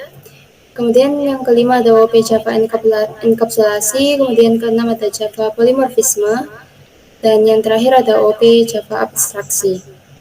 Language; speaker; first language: Indonesian; native; Indonesian